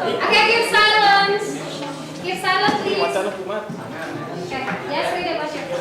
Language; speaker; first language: English; non-native, learner; Indonesian